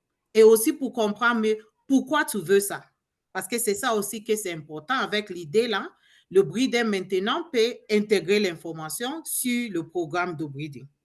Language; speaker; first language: French; non-native, learner; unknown